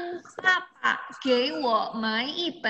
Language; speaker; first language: Chinese; non-native, fluent; Indonesian